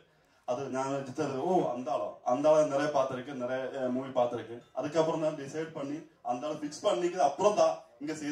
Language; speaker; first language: Tamil; non-native, learner; Malayalam